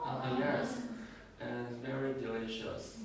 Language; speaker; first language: English; non-native, learner; Chinese